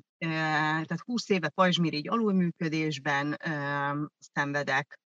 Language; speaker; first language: Hungarian; early bilingual, other home language; German